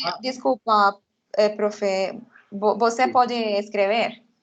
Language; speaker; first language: Portuguese; non-native, learner; Spanish